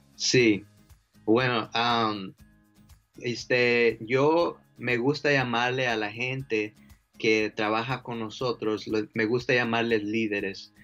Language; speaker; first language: Spanish; early bilingual, heritage; Spanish